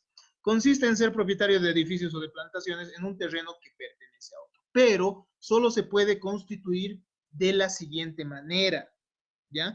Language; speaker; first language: Spanish; native; Spanish